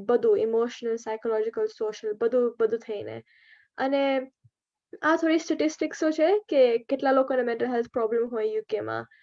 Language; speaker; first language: Gujarati; early bilingual, heritage; Gujarati